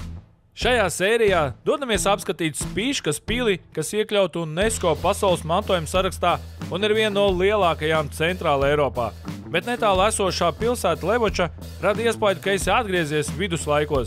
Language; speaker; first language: Latvian; native; Latvian